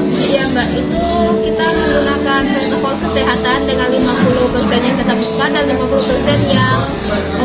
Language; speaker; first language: Indonesian; non-native, local second language; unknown